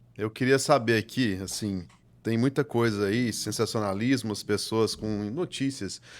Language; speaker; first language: Portuguese; native; Portuguese